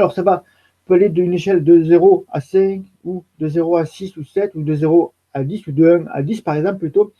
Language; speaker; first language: French; native; French